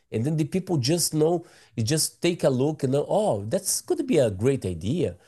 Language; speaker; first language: English; non-native, learner; Portuguese